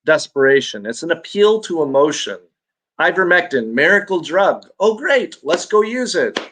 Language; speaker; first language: English; non-native, local second language; Filipino